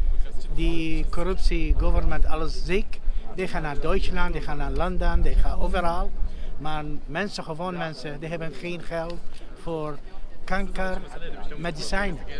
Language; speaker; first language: Dutch; non-native, learner; Arabic